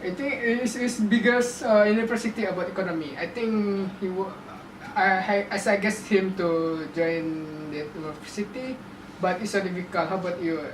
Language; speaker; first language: English; non-native, learner; Indonesian